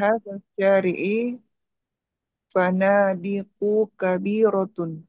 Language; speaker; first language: Arabic; non-native, learner; Indonesian